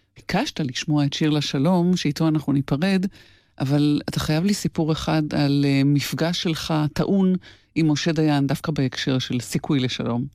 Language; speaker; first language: Hebrew; native; Hebrew